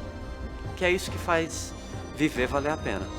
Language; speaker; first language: Portuguese; native; Portuguese